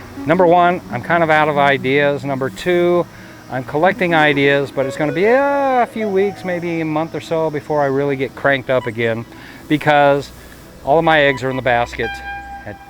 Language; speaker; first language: English; native; English